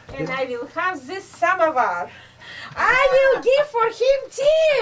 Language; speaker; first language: English; non-native, learner; Russian